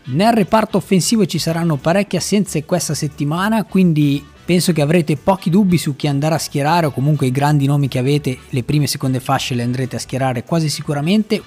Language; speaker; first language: Italian; native; Italian